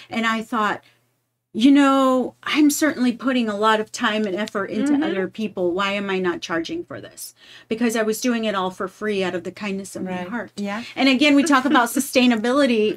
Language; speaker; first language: English; native; English